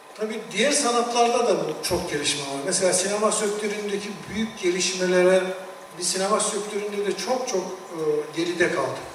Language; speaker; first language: Turkish; native; Turkish